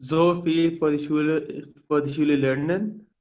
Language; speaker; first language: German; non-native, learner; Hindi